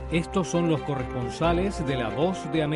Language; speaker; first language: Spanish; native; Spanish